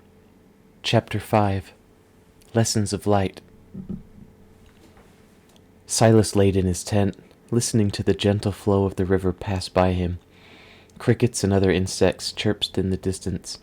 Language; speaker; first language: English; native; English